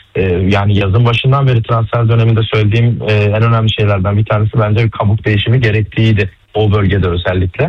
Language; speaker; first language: Turkish; native; Turkish